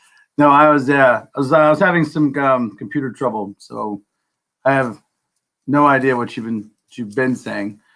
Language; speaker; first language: English; native; English